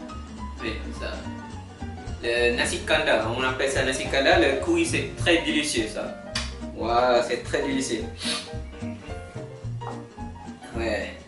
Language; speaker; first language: French; non-native, learner; Malay